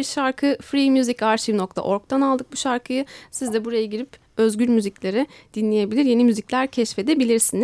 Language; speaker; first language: Turkish; native; Turkish